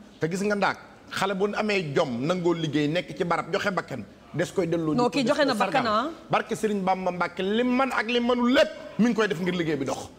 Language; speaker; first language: Wolof; native; Wolof